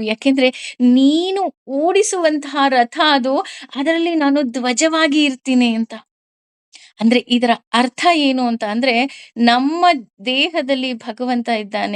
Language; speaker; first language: Kannada; native; Kannada